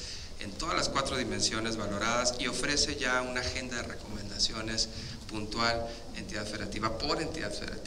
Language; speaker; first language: Spanish; native; Spanish